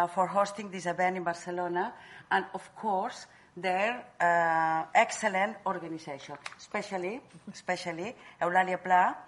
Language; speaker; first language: English; non-native, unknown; Catalan